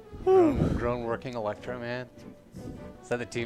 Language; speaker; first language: English; native; English